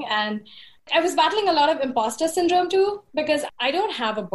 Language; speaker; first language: English; non-native, local second language; Hindi